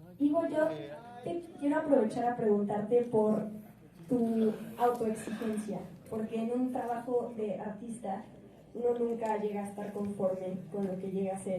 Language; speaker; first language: Spanish; native; Spanish